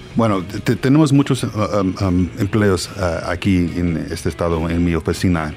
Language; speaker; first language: Spanish; non-native, learner; English